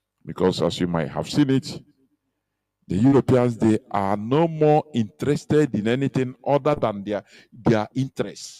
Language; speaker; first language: English; non-native, local second language; Igbo